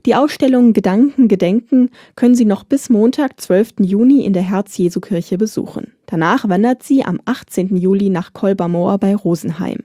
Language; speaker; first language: German; native; German